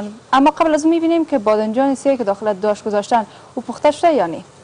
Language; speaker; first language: Persian; native; Persian